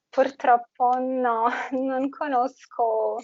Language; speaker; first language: Italian; non-native, fluent; Portuguese